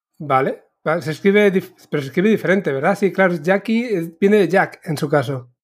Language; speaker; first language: Spanish; native; Spanish